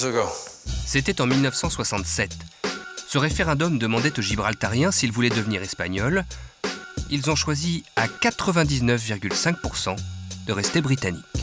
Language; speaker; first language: French; native; French